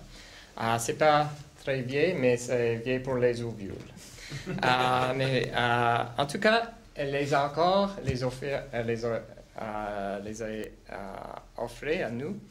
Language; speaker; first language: French; non-native, local second language; English